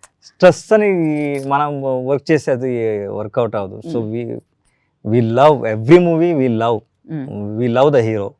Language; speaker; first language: Telugu; non-native, learner; Kannada